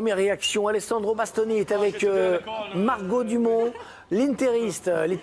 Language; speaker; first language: French; native; French